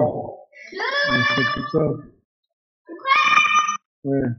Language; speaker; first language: French; native; French